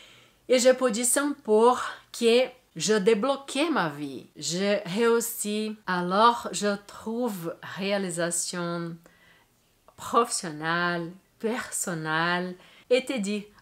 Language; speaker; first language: French; non-native, learner; Portuguese